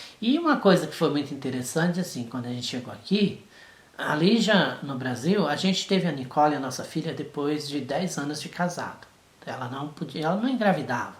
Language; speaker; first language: Portuguese; native; Portuguese